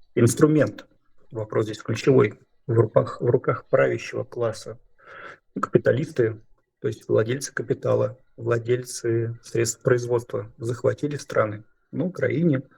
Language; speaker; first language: Russian; native; Russian